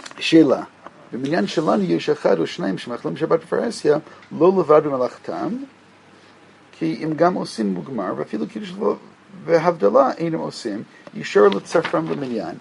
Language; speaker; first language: Hebrew; non-native, fluent; English